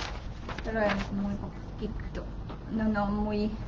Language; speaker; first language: Spanish; non-native, learner; Chinese